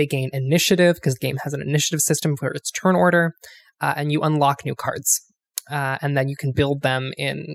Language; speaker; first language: English; native; English